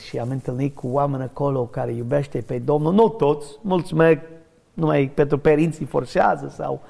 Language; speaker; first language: Romanian; non-native, learner; English